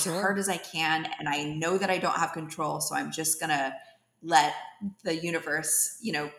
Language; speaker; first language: English; native; English